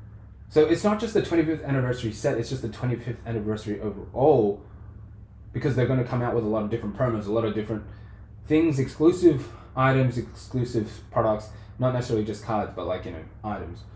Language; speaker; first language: English; native; English